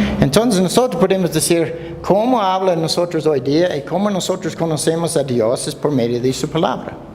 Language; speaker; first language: Spanish; non-native, fluent; English